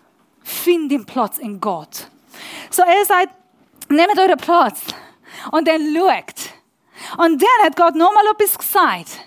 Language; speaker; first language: German; non-native, learner; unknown